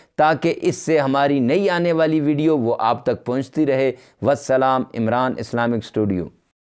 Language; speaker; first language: Urdu; native; Urdu